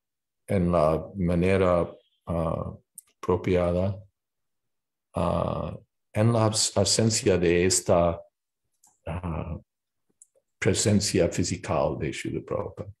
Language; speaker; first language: Spanish; non-native, fluent; English